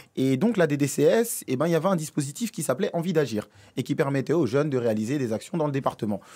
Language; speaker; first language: French; native; French